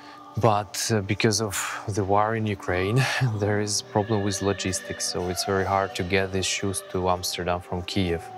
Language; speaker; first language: English; non-native, fluent; Ukrainian